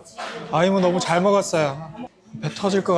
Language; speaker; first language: Korean; early bilingual, heritage; Korean